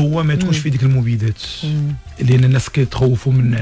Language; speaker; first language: Arabic; native; Arabic